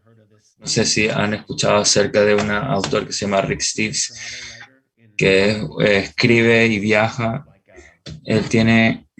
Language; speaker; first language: Spanish; non-native, fluent; English